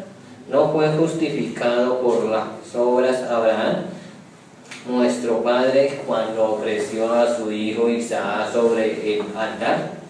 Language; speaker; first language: Spanish; native; Spanish